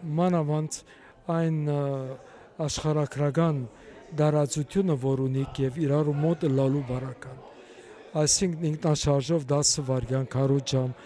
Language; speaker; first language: Armenian; native; Armenian